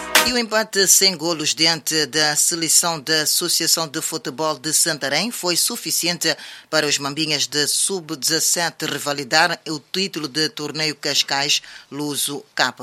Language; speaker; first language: Portuguese; native; Portuguese